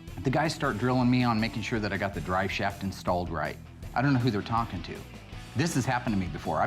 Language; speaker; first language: English; native; English